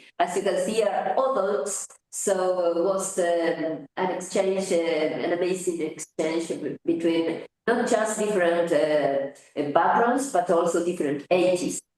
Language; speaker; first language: English; non-native, fluent; Spanish